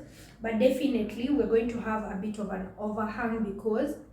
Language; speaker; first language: English; non-native, local second language; Swahili